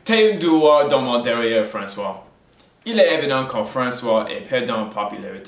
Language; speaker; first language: French; non-native, learner; English